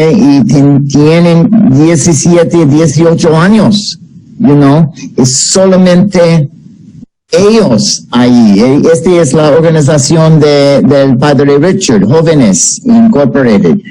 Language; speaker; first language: Spanish; non-native, fluent; English